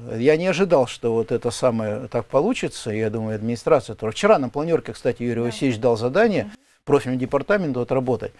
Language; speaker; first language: Russian; native; Russian